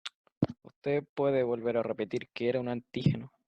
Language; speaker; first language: Spanish; native; Spanish